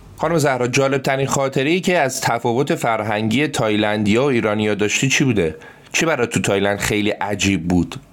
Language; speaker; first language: Persian; native; Persian